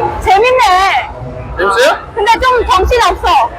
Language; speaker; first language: Korean; non-native, learner; Vietnamese